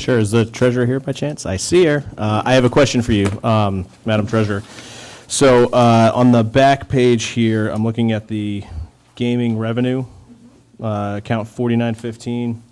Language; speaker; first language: English; native; English